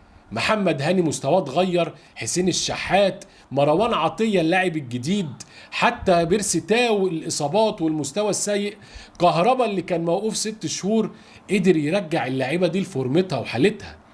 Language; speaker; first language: Arabic; native; Arabic